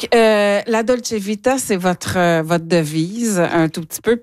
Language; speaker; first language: French; native; French